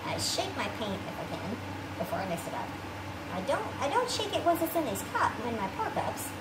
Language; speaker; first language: English; native; English